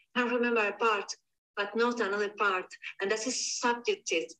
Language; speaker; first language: English; non-native, learner; Spanish